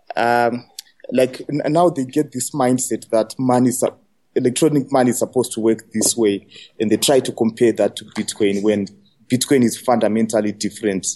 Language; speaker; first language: English; non-native, local second language; Shona